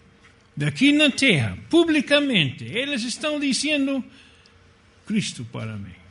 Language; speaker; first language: Portuguese; non-native, fluent; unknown